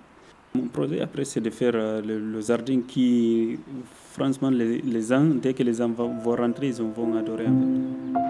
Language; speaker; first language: French; non-native, learner; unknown